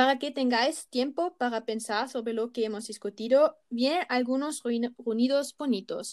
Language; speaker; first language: Spanish; non-native, learner; German